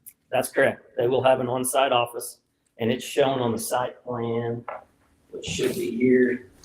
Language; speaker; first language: English; native; English